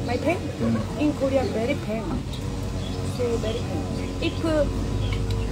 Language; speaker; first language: English; non-native, learner; Korean